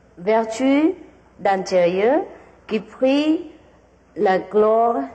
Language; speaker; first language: French; non-native, learner; Vietnamese